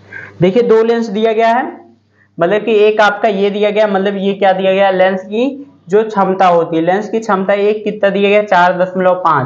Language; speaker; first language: Hindi; native; Hindi